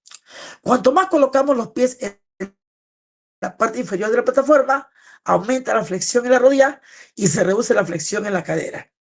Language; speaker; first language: Spanish; native; Spanish